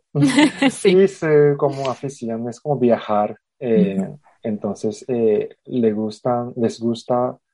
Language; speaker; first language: Spanish; non-native, fluent; Japanese